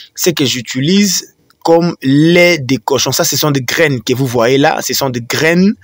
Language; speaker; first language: French; non-native, local second language; Swahili